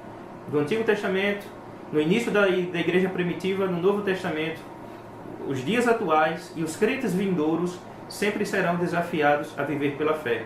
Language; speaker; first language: Portuguese; native; Portuguese